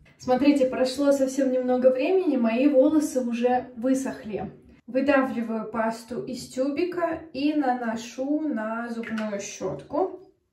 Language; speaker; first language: Russian; native; Russian